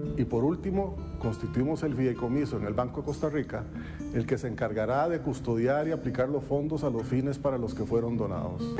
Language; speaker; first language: Spanish; native; Spanish